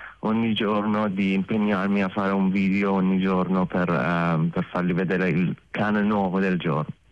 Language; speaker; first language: Italian; non-native, learner; Persian